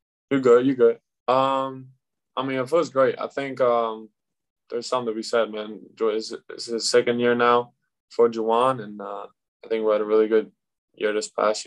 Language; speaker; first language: English; non-native, fluent; German